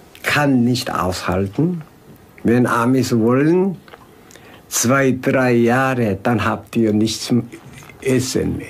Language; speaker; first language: German; non-native, fluent; Korean